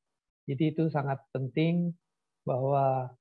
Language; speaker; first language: Indonesian; native; Indonesian